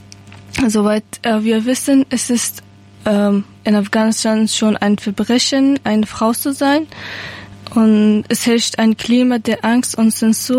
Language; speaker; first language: German; non-native, learner; Persian